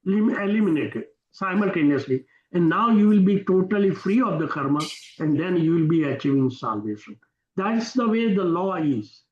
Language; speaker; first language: English; non-native, local second language; Gujarati